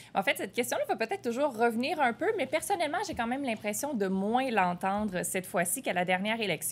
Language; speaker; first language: French; native; French